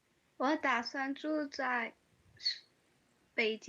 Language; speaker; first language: Chinese; non-native, learner; English